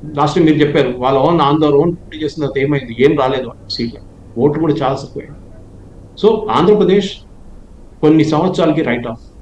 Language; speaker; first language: Telugu; non-native, local second language; Malayalam